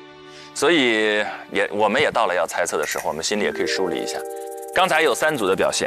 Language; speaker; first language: Chinese; native; Chinese